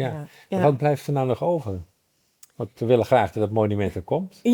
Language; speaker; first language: Dutch; native; Dutch